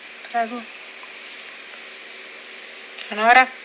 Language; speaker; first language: Italian; native; Italian